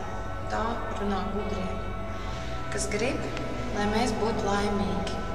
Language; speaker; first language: Latvian; native; Latvian